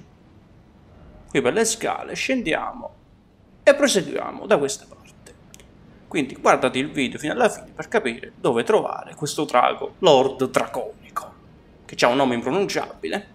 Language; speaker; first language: Italian; native; Italian